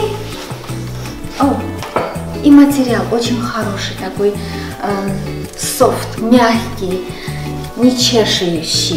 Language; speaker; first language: Russian; non-native, local second language; Armenian